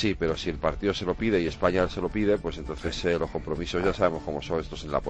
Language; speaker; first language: Spanish; native; Spanish